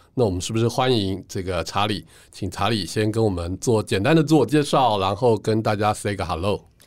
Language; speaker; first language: Chinese; native; Chinese